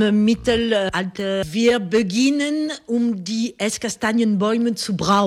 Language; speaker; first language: German; non-native, learner; French